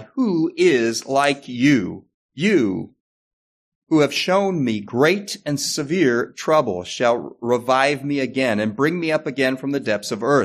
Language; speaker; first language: English; native; English